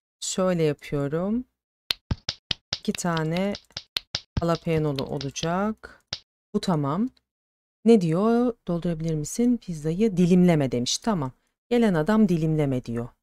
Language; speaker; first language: Turkish; native; Turkish